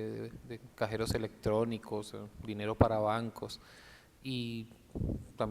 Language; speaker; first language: Spanish; native; Spanish